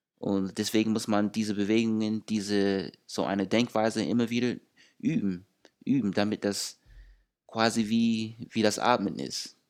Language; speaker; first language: German; non-native, fluent; English